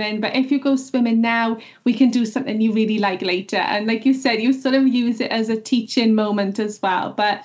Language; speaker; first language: English; native; English